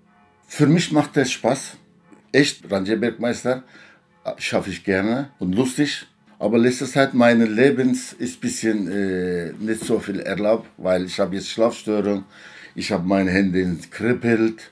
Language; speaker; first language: German; non-native, learner; Turkish